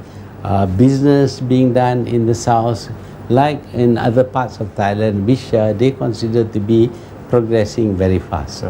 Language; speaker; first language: English; non-native, local second language; Malay